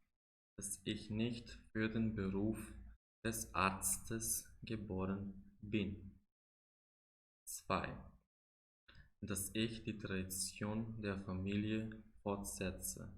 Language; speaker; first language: German; non-native, fluent; Macedonian